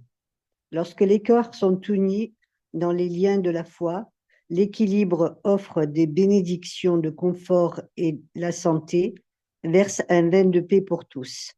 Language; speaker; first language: French; native; French